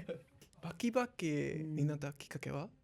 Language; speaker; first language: Japanese; non-native, learner; English